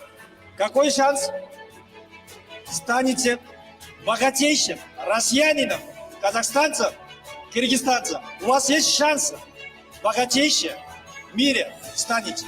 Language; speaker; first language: Russian; non-native, learner; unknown